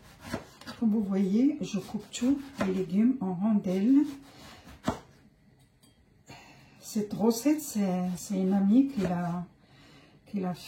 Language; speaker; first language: French; non-native, fluent; Arabic